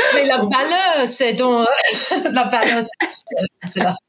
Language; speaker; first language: French; non-native, fluent; English